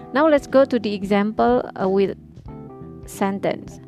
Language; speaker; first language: English; non-native, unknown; Indonesian